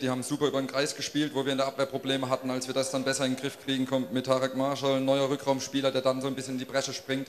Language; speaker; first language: German; native; German